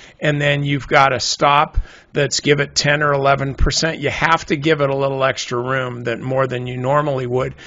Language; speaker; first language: English; native; English